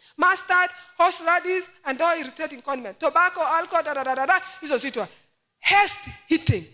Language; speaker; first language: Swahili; non-native, local second language; Gusii